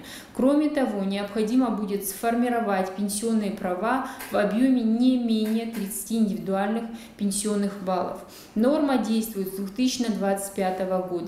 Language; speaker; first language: Russian; native; Russian